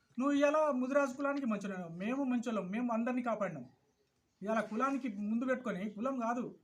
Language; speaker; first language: Telugu; non-native, local second language; Lambadi